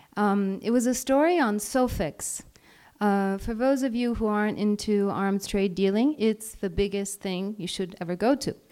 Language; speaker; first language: English; non-native, fluent; Italian